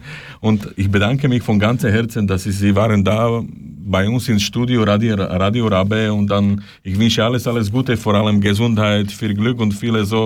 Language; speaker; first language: German; non-native, learner; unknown